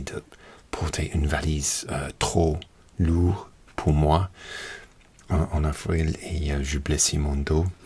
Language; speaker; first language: French; non-native, learner; English